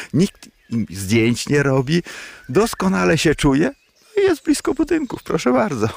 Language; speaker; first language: Polish; native; Polish